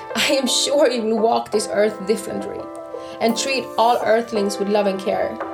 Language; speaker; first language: English; non-native, fluent; Swedish